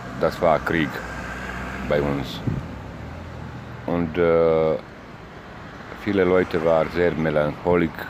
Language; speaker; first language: German; non-native, learner; Bosnian